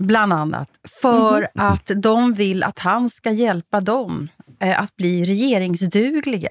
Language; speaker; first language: Swedish; native; Swedish